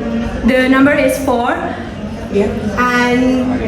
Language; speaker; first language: English; non-native, learner; Indonesian